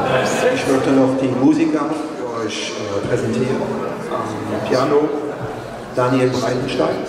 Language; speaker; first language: German; non-native, learner; French